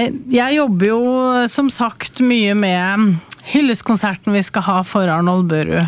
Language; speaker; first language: Norwegian; native; Norwegian